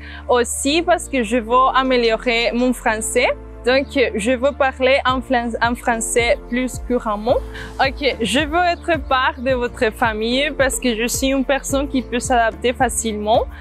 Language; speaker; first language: French; non-native, fluent; Spanish